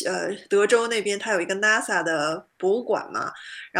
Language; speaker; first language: Chinese; native; Chinese